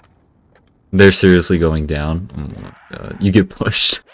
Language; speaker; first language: English; native; English